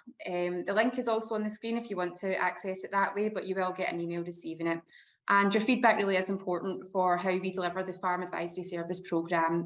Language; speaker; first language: English; native; English